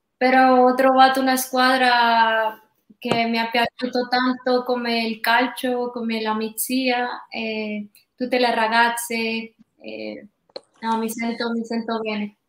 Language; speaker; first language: Italian; non-native, learner; Spanish